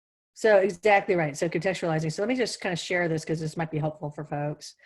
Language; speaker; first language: English; native; English